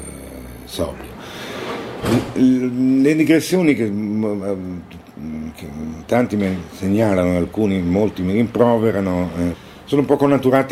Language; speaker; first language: Italian; native; Italian